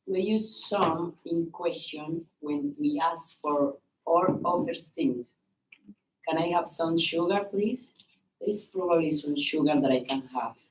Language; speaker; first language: English; non-native, learner; Spanish